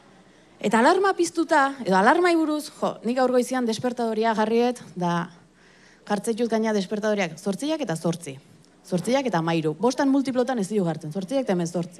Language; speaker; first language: Basque; native; Basque